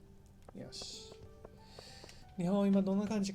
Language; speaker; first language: Japanese; non-native, fluent; English